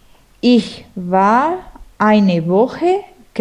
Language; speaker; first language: German; non-native, learner; Spanish